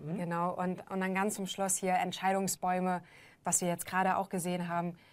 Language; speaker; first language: German; native; German